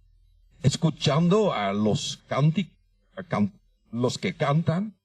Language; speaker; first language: Spanish; non-native, fluent; Dutch